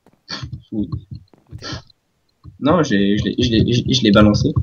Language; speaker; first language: French; native; French